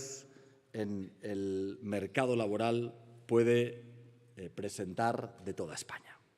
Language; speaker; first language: Spanish; native; Spanish